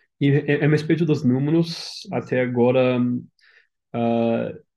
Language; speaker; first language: Portuguese; non-native, learner; English